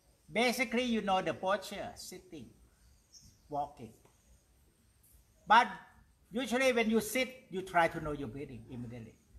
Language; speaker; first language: English; non-native, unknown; Thai